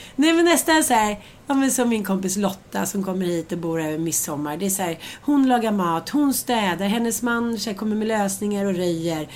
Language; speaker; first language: Swedish; native; Swedish